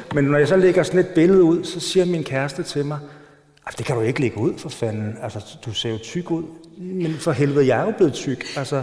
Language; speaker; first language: Danish; native; Danish